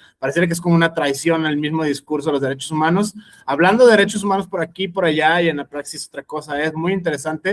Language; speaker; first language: Spanish; native; Spanish